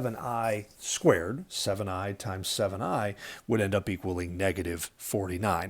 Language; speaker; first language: English; native; English